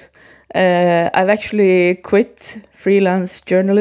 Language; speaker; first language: English; non-native, fluent; Swedish